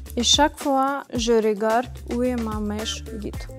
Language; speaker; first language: French; non-native, learner; Ukrainian